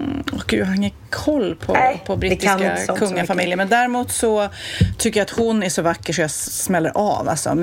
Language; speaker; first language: Swedish; native; Swedish